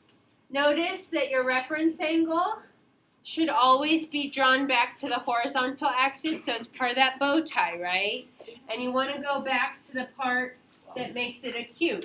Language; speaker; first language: English; native; English